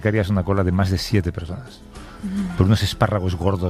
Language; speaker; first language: Spanish; native; Spanish